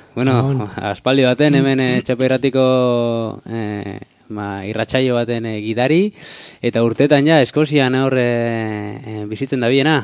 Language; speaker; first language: Basque; native; Basque